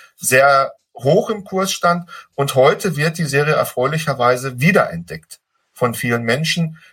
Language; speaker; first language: German; native; German